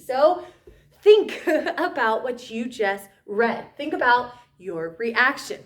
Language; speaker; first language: English; native; English